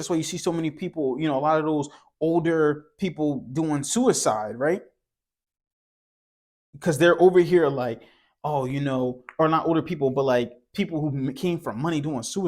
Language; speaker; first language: English; native; English